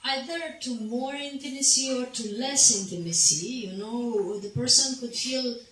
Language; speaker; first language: English; non-native, fluent; Romanian